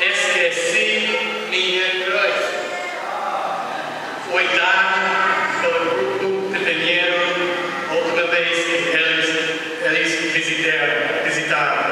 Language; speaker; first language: Portuguese; non-native, learner; English